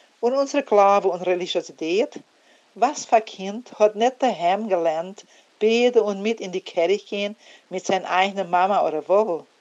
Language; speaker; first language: German; early bilingual, heritage; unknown